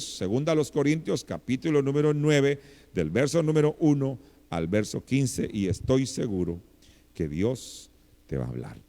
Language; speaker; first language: Spanish; native; Spanish